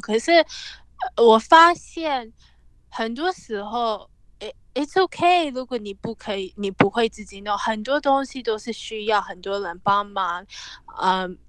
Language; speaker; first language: Chinese; early bilingual, heritage; English